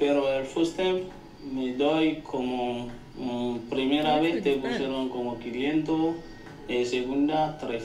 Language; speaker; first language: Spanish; non-native, learner; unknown